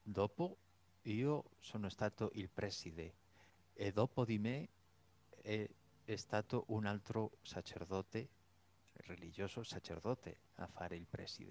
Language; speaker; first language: Italian; non-native, fluent; Spanish